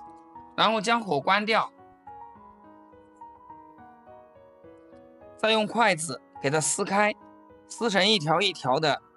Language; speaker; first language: Chinese; native; Chinese